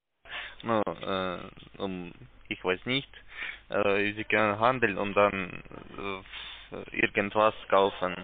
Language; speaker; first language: German; non-native, learner; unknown